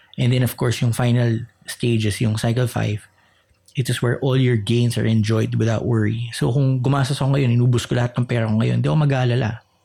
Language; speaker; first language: Filipino; native; Filipino